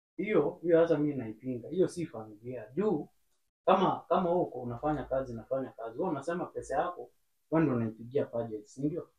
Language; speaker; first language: Swahili; native; Swahili